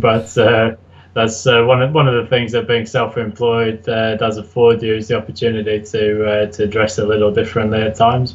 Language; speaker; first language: English; native; English